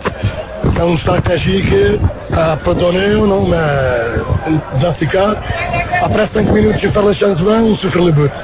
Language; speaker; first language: French; non-native, learner; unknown